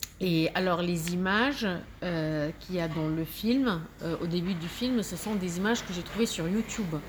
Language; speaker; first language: French; non-native, fluent; Arabic